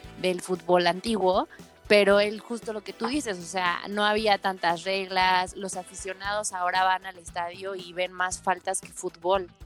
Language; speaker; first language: Spanish; native; Spanish